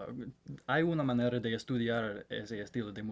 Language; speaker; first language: Spanish; non-native, learner; English